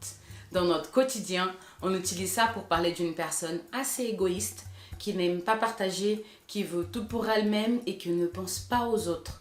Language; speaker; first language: French; non-native, fluent; Portuguese